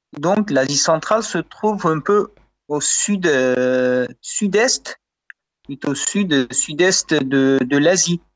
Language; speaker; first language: French; non-native, fluent; Uzbek